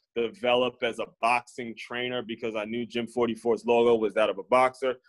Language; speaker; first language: English; native; English